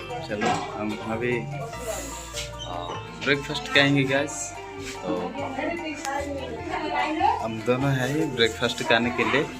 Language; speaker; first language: Hindi; non-native, local second language; Odia